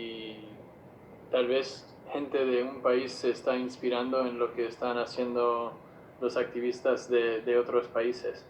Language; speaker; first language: Spanish; non-native, fluent; English